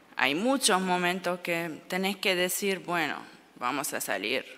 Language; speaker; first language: Spanish; non-native, learner; Arabic